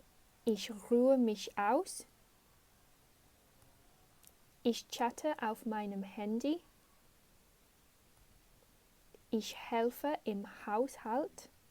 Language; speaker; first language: German; non-native, fluent; English